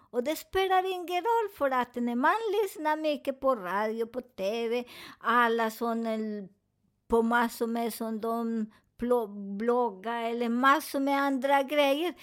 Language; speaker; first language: Swedish; non-native, learner; Spanish